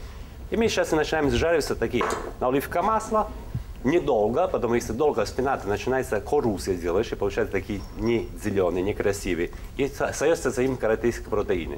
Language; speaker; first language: Russian; non-native, learner; Italian